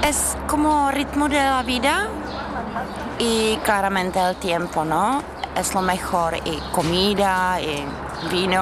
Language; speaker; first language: Spanish; non-native, fluent; Czech